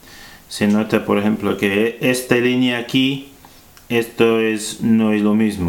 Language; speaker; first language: Spanish; non-native, fluent; English